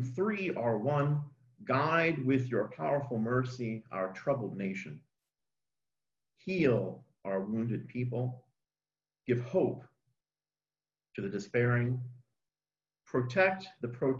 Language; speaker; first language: English; native; English